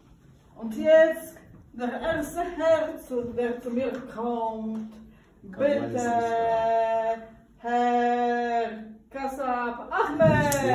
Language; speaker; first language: German; non-native, learner; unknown